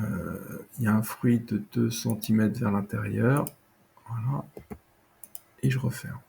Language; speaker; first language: French; native; French